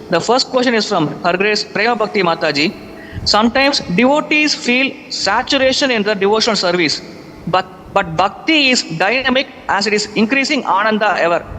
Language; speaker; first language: English; non-native, local second language; Tamil